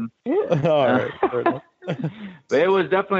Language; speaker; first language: English; non-native, local second language; Cantonese